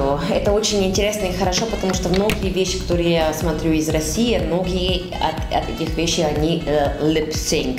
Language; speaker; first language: Russian; early bilingual, heritage; Russian